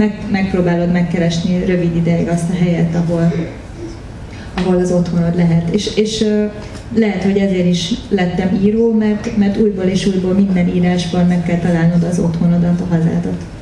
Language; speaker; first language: Hungarian; early bilingual, heritage; Hungarian